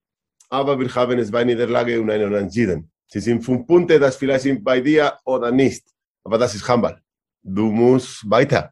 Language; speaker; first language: German; non-native, learner; Spanish